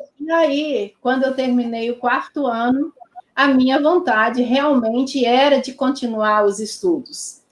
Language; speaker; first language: Portuguese; non-native, local second language; Low German